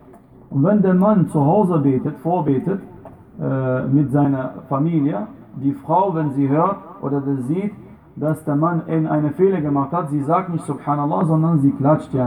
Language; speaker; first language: German; non-native, fluent; Arabic